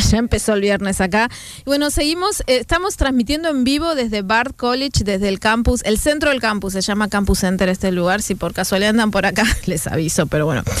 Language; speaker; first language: Spanish; native; Spanish